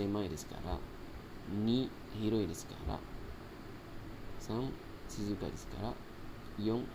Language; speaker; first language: Japanese; non-native, learner; Indonesian